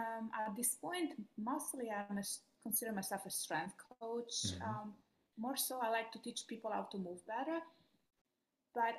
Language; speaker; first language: English; non-native, fluent; Italian